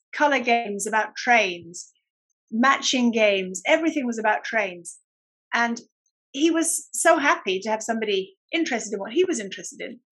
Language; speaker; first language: English; native; English